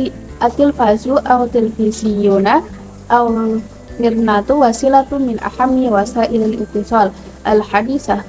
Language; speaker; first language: Arabic; non-native, learner; Indonesian